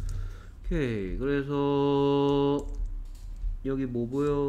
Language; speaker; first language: Korean; native; Korean